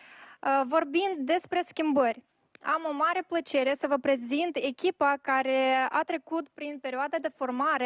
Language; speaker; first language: Romanian; native; Romanian